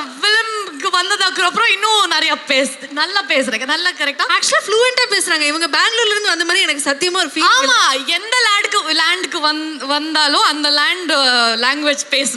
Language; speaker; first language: Tamil; non-native, learner; Kannada